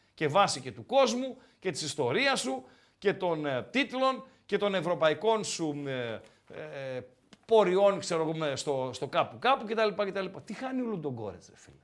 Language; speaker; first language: Greek; native; Greek